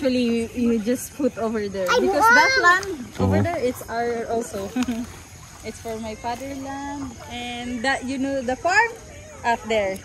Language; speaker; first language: English; non-native, local second language; Cebuano